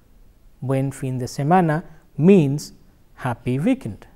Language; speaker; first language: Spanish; non-native, fluent; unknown